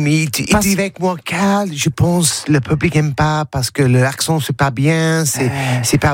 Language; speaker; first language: French; non-native, learner; English